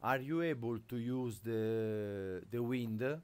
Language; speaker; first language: English; non-native, learner; Italian